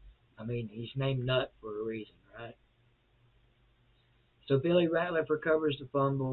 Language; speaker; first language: English; native; English